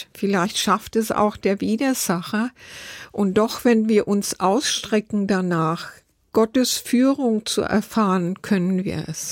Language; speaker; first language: German; native; German